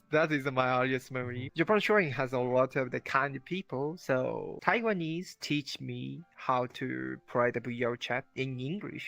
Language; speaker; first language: English; non-native, learner; Japanese